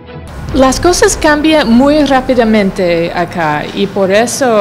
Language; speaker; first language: Spanish; non-native, fluent; English